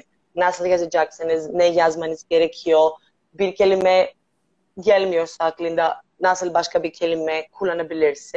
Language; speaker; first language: Turkish; non-native, learner; Greek